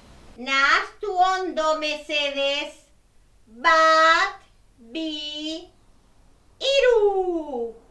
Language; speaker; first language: Basque; non-native, learner; Spanish